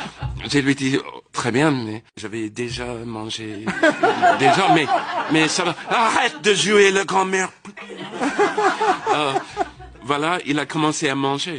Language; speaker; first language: French; non-native, fluent; English